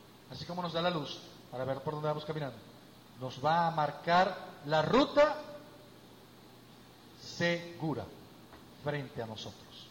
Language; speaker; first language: Spanish; native; Spanish